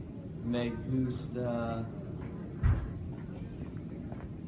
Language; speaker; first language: Spanish; non-native, learner; English